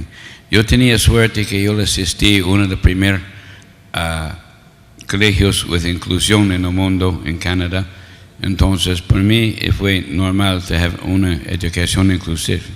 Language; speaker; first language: Spanish; non-native, learner; English